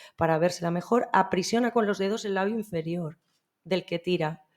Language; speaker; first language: Spanish; non-native, local second language; Catalan